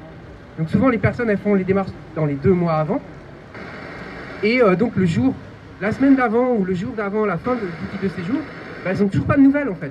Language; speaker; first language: French; native; French